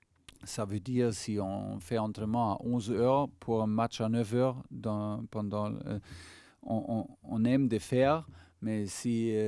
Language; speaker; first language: French; non-native, fluent; German